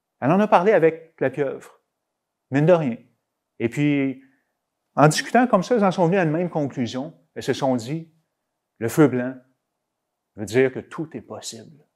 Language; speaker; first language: French; native; French